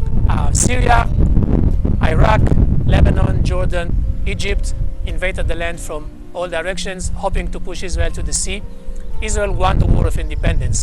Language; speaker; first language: English; non-native, fluent; Hebrew